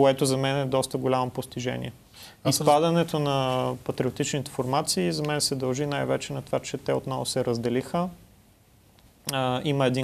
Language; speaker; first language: Bulgarian; native; Bulgarian